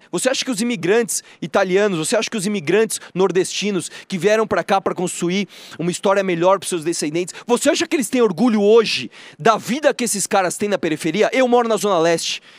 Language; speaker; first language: Portuguese; native; Portuguese